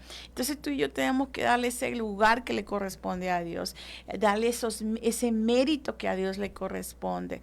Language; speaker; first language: Spanish; native; Spanish